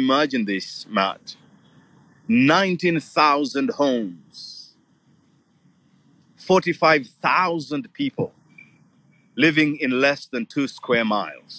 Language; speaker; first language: English; non-native, local second language; Ganda